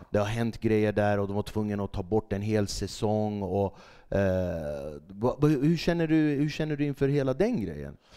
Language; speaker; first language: Swedish; early bilingual, other home language; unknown